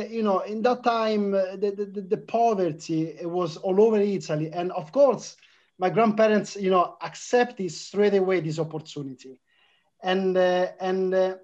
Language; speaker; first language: English; non-native, fluent; Italian